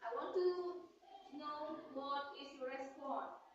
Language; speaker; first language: English; non-native, learner; Indonesian